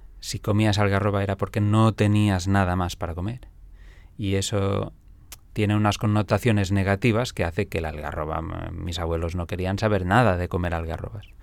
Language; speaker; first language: Spanish; non-native, local second language; Catalan